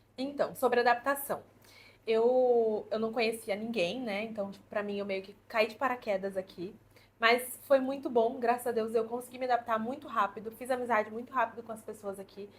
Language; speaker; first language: Portuguese; native; Portuguese